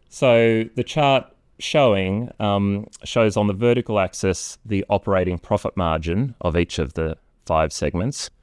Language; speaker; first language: English; native; English